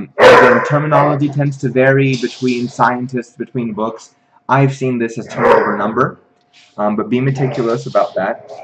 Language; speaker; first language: English; native; English